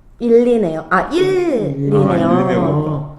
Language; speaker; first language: Korean; native; Korean